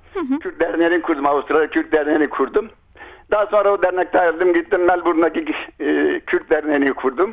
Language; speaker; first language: Turkish; non-native, local second language; Kurdish